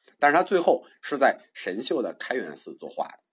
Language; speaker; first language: Chinese; native; Chinese